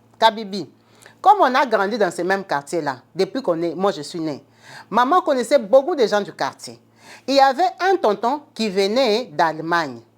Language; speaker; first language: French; non-native, local second language; Lingala